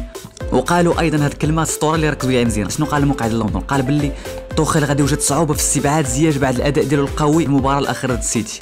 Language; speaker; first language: Arabic; native; Arabic